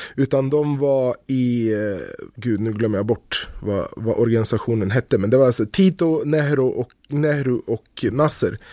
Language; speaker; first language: Swedish; early bilingual, other home language; Bosnian